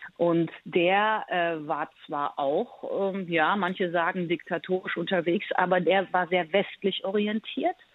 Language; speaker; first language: German; early bilingual, other home language; Persian